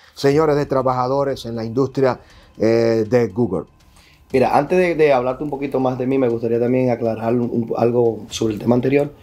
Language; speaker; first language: Spanish; native; Spanish